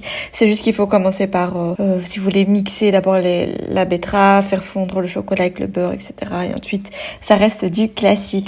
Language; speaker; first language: French; native; French